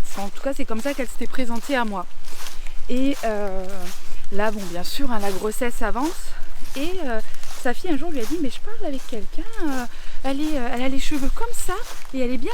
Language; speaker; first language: French; native; French